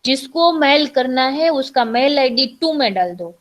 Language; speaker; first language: Hindi; non-native, local second language; Gujarati